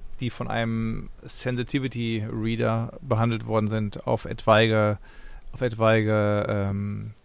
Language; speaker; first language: German; native; German